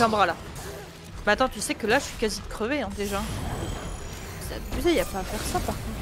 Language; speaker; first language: French; native; French